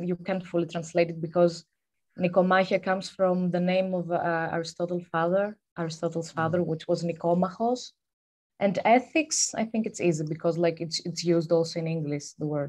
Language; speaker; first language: English; non-native, fluent; Greek